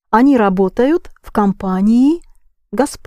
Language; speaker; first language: Russian; non-native, fluent; English